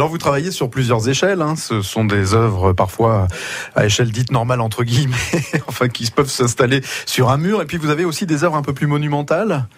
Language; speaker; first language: French; native; French